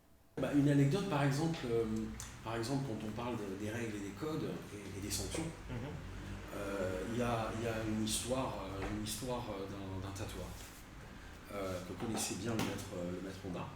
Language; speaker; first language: French; native; French